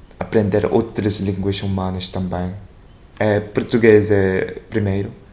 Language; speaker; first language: Portuguese; non-native, learner; Korean